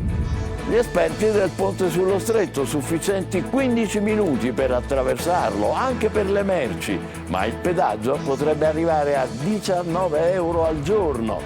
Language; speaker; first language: Italian; native; Italian